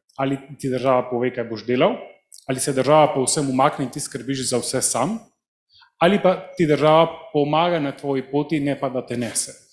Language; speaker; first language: Slovenian; early bilingual, heritage; Slovenian